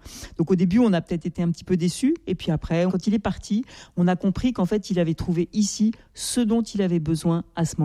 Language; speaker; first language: French; native; French